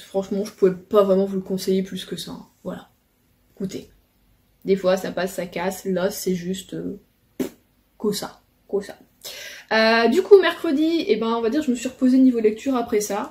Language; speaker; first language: French; native; French